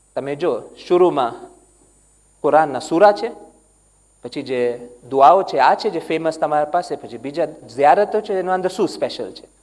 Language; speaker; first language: Gujarati; non-native, learner; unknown